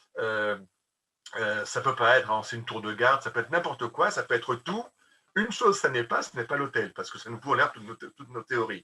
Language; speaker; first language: French; native; French